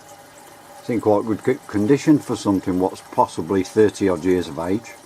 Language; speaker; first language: English; native; English